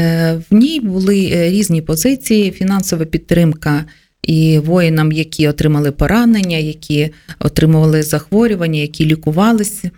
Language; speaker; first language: Ukrainian; native; Ukrainian